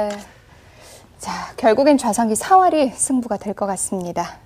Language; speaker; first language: Korean; native; Korean